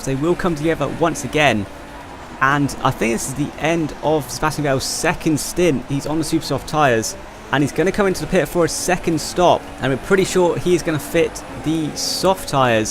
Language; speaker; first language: English; native; English